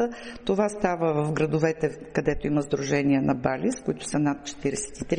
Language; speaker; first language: Bulgarian; native; Bulgarian